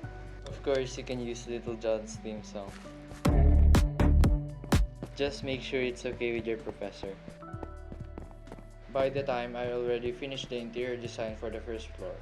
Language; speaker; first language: English; non-native, local second language; Filipino